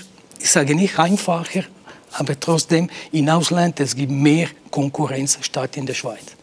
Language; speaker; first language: German; non-native, local second language; Italian